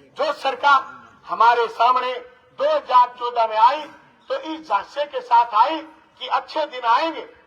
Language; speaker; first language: Hindi; native; Hindi